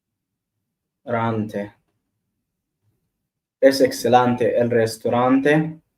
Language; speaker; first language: Spanish; non-native, learner; Arabic